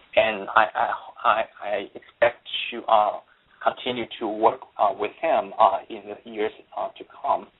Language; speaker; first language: English; non-native, fluent; Chinese